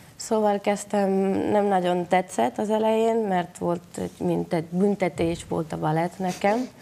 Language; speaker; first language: Hungarian; non-native, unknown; Spanish